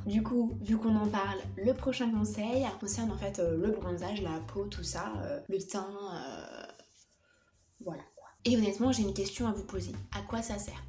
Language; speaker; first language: French; native; French